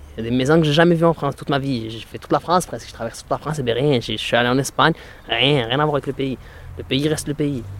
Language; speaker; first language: French; early bilingual, other home language; Riffian